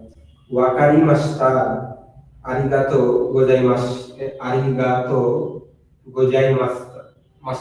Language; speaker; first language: Japanese; non-native, learner; Bangla